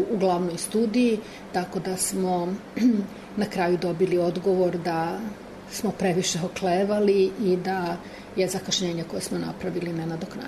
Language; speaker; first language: Serbian; native; Serbian